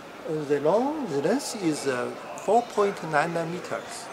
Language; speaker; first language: English; non-native, learner; Chinese